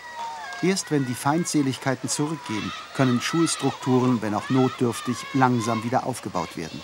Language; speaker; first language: German; native; German